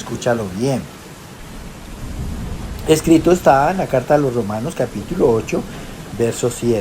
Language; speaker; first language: Spanish; native; Spanish